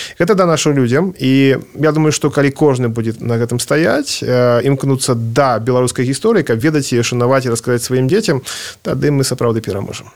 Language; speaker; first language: Belarusian; non-native, local second language; Russian